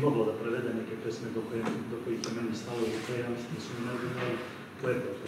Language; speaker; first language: Russian; non-native, learner; Serbian